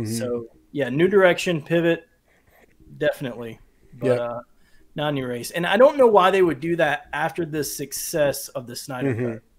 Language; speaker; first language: English; native; English